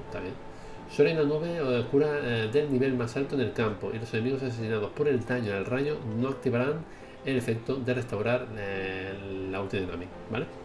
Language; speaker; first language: Spanish; native; Spanish